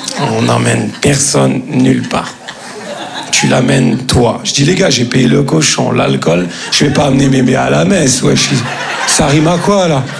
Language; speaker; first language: French; native; French